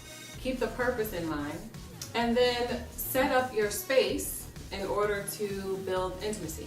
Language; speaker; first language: English; native; English